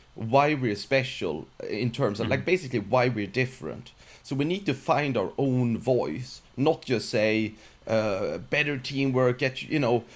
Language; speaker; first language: English; non-native, fluent; Swedish